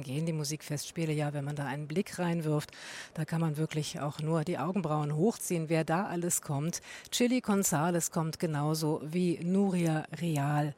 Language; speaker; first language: German; native; German